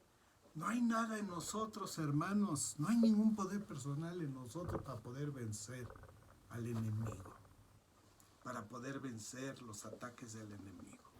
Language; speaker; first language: Spanish; native; Spanish